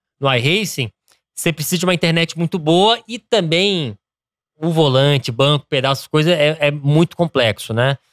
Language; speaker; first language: Portuguese; early bilingual, other home language; English